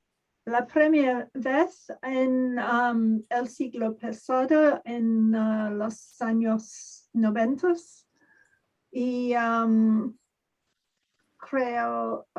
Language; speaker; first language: Spanish; non-native, learner; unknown